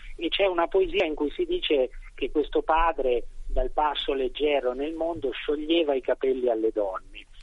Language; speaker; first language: Italian; native; Italian